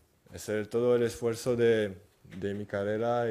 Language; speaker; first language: Spanish; non-native, fluent; French